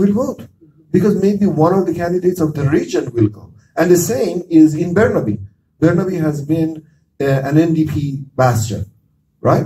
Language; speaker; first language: English; non-native, fluent; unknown